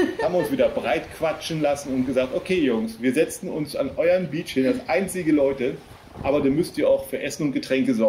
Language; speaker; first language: German; native; German